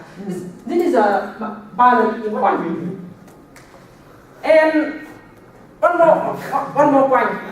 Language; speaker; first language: English; non-native, learner; Vietnamese